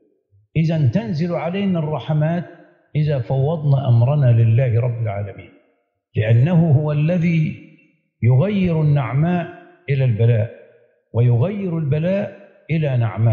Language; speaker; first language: Arabic; native; Arabic